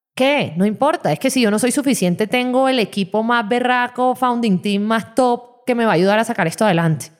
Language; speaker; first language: Spanish; native; Spanish